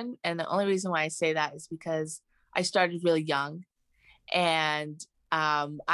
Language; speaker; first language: English; native; English